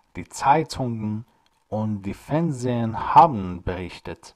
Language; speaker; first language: German; non-native, fluent; Persian